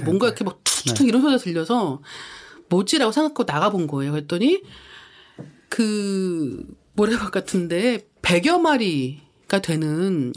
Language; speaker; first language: Korean; native; Korean